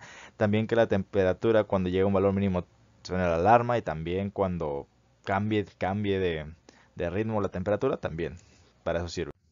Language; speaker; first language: Spanish; native; Spanish